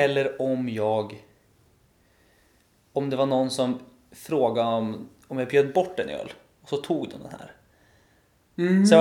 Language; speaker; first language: Swedish; native; Swedish